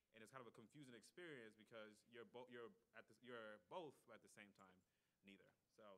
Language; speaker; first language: English; native; English